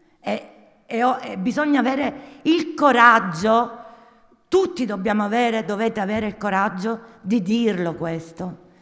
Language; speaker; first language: Italian; native; Italian